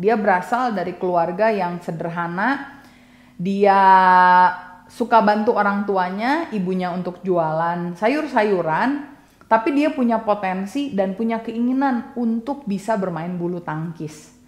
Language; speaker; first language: Indonesian; native; Indonesian